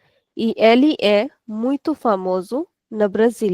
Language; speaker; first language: Portuguese; non-native, fluent; Hindi